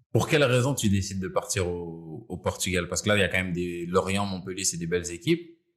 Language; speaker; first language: French; native; French